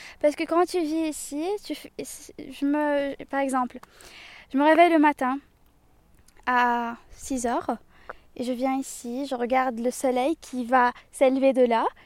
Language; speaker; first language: French; non-native, local second language; Arabic